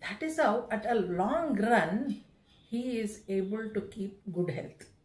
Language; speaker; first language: English; non-native, local second language; Kannada